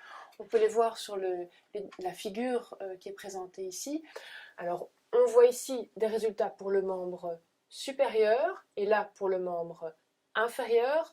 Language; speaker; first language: French; native; French